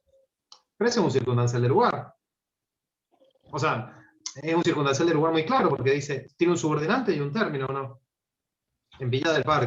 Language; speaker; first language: Spanish; native; Spanish